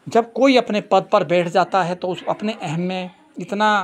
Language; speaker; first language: Hindi; native; Hindi